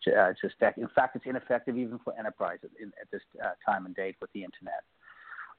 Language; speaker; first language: English; native; English